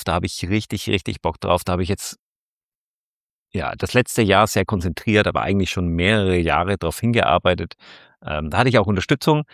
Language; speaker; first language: German; native; German